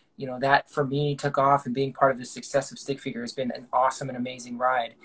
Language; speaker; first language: English; native; English